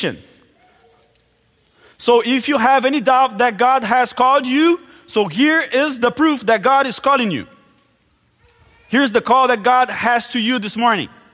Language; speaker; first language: English; non-native, fluent; Portuguese